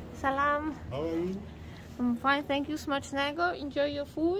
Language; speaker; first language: English; non-native, fluent; Polish